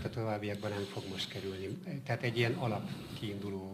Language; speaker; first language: Hungarian; native; Hungarian